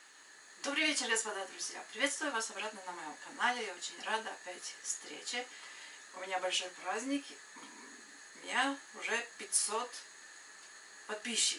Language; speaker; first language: Russian; non-native, local second language; Latvian